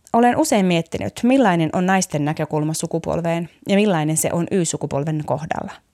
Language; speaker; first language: Finnish; native; Finnish